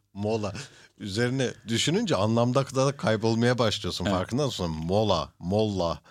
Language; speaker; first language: Turkish; early bilingual, heritage; Turkish